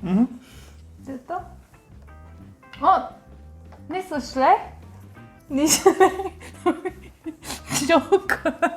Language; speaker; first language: German; non-native, learner; Korean